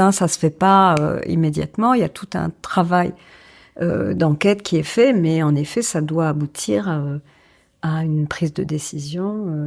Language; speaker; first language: French; native; French